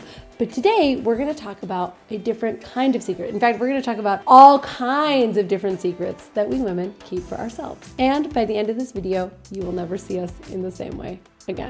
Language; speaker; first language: English; native; English